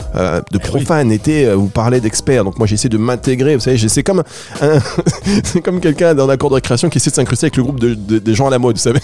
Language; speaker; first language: French; native; French